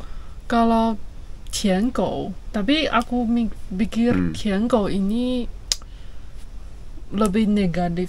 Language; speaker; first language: Indonesian; non-native, fluent; Chinese